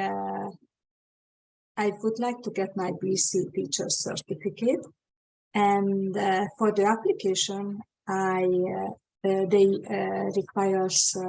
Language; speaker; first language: English; non-native, fluent; Hungarian